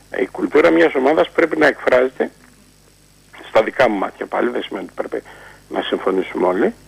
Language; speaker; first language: Greek; native; Greek